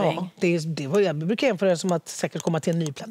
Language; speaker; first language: Swedish; early bilingual, other home language; Spanish